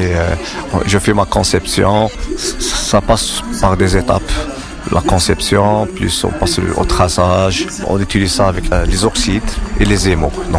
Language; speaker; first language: French; non-native, local second language; Arabic